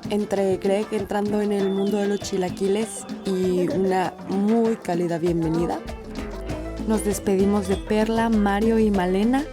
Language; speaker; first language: Spanish; native; Spanish